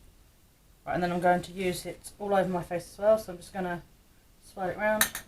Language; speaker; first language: English; native; English